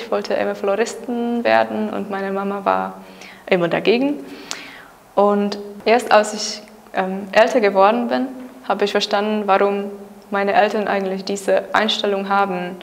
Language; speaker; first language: German; non-native, fluent; Czech